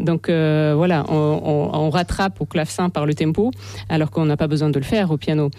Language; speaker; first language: French; non-native, fluent; Russian